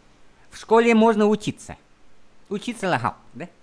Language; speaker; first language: Russian; non-native, fluent; Vietnamese